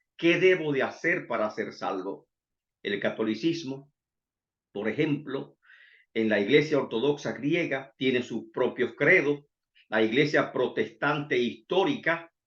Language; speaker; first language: Spanish; native; Spanish